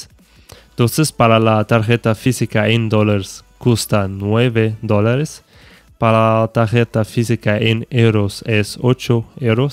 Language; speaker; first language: Spanish; non-native, fluent; Portuguese